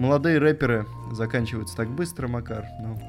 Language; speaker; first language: Russian; native; Russian